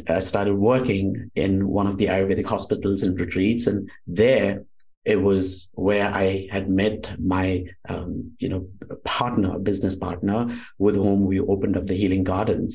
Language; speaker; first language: English; non-native, local second language; Nepali